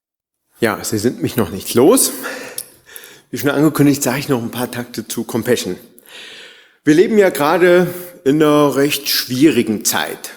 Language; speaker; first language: German; native; German